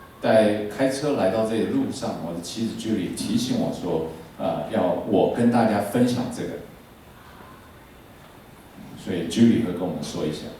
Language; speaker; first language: Chinese; native; Chinese